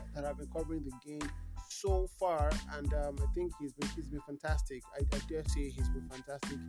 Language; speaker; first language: English; non-native, local second language; Yoruba